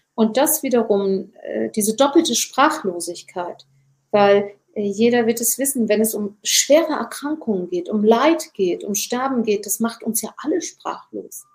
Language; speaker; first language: German; early bilingual, other home language; Turkish